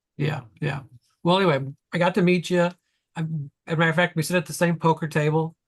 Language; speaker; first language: English; native; English